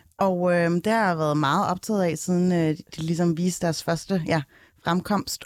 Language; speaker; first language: Danish; native; Danish